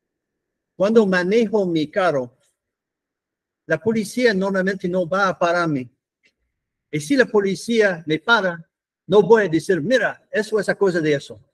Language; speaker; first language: Spanish; non-native, fluent; English